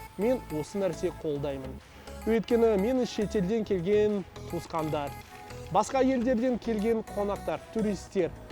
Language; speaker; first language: Kazakh; non-native, learner; English